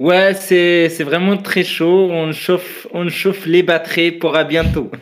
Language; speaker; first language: French; non-native, learner; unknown